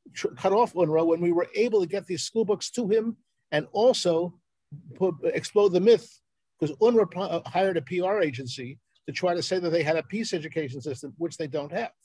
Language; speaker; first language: English; native; English